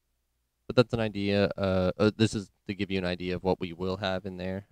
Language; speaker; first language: English; native; English